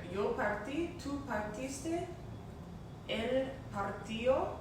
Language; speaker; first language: Spanish; non-native, learner; English